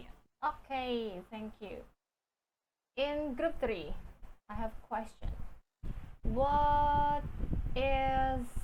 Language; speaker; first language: English; non-native, fluent; Indonesian